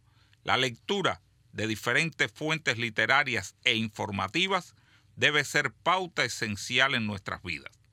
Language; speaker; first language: Spanish; native; Spanish